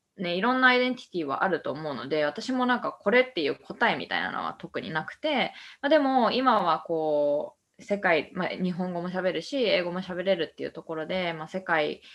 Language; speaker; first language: Japanese; native; Japanese